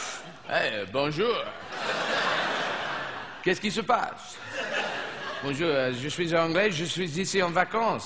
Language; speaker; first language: French; non-native, fluent; English